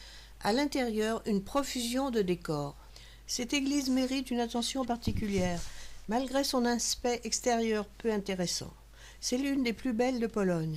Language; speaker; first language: French; native; French